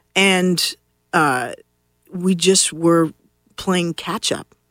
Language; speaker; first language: English; native; English